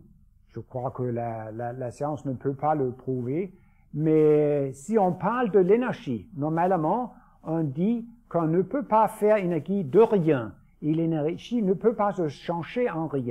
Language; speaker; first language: French; non-native, fluent; Danish